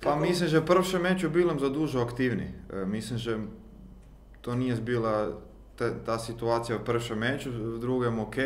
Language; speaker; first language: Polish; non-native, learner; Croatian